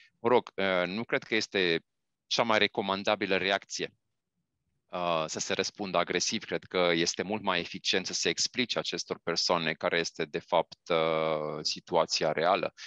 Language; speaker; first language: Romanian; native; Romanian